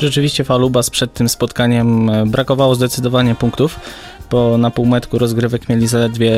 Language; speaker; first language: Polish; native; Polish